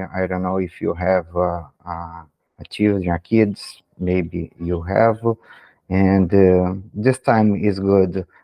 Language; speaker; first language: English; non-native, learner; Portuguese